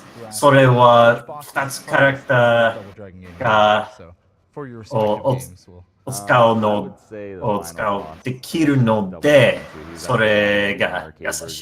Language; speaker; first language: Japanese; non-native, learner; English